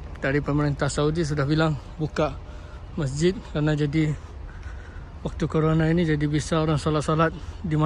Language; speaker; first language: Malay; early bilingual, heritage; Malay